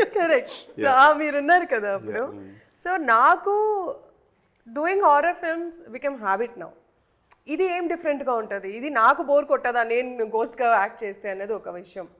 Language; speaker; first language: Telugu; non-native, fluent; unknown